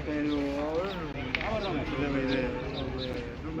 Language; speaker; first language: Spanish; non-native, local second language; Galician